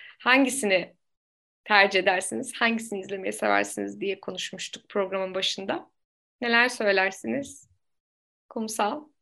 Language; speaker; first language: Turkish; native; Turkish